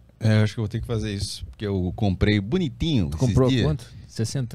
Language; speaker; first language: Portuguese; native; Portuguese